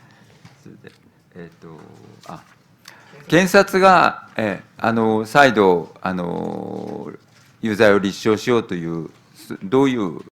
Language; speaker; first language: Japanese; native; Japanese